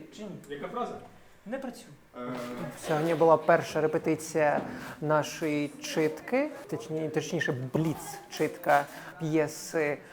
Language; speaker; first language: Ukrainian; native; Ukrainian